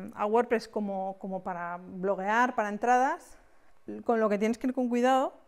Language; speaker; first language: Spanish; native; Spanish